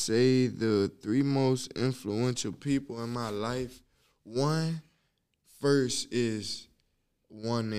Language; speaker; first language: English; native; English